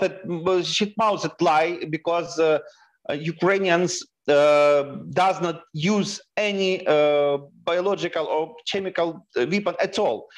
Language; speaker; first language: English; non-native, fluent; Ukrainian